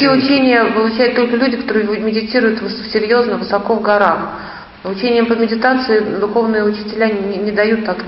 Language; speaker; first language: Russian; native; Russian